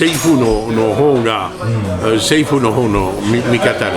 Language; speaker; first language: Japanese; non-native, learner; French